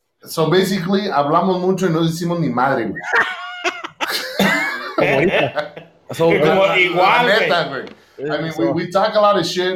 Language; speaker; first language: English; native; English